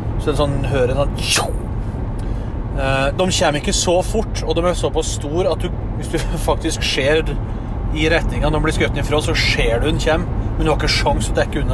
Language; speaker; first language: Norwegian; native; Norwegian